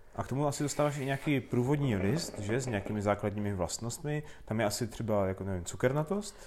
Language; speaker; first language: Czech; native; Czech